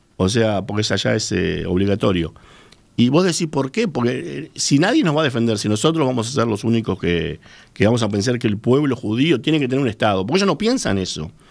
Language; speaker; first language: Spanish; native; Spanish